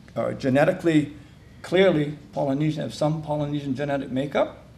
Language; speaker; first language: English; native; English